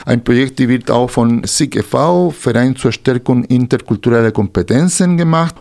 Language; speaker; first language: German; non-native, fluent; Spanish